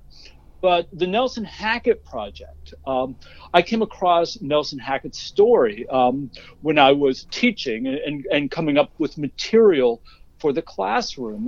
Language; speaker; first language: English; native; English